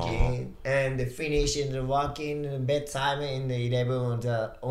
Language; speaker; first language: English; non-native, learner; Japanese